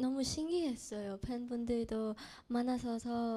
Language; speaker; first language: Korean; non-native, learner; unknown